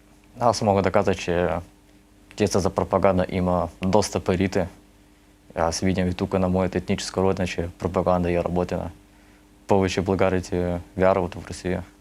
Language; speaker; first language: Bulgarian; early bilingual, heritage; Russian